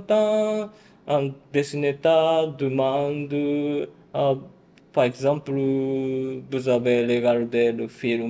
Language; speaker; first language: French; non-native, learner; Japanese